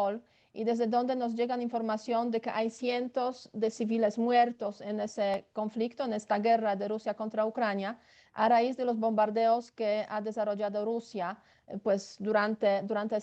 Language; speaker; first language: Spanish; non-native, fluent; Polish